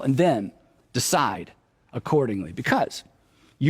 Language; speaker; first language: English; native; English